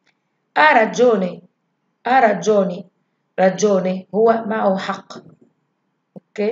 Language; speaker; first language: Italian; non-native, learner; Arabic